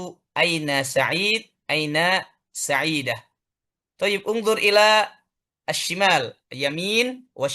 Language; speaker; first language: Arabic; non-native, learner; Indonesian